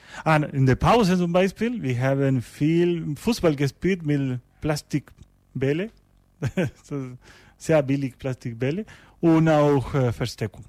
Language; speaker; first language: German; non-native, learner; Spanish